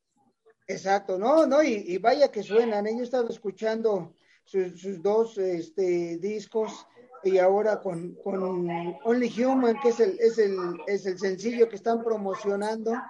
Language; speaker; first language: Spanish; native; Spanish